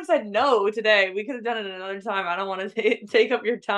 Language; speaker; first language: English; native; English